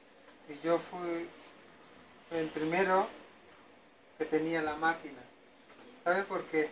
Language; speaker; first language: Spanish; non-native, fluent; Persian